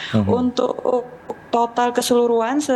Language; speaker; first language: Indonesian; native; Indonesian